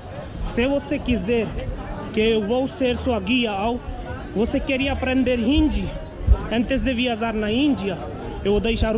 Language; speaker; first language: Portuguese; non-native, learner; Hindi